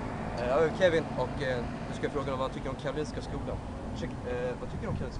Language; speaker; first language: Swedish; native; Swedish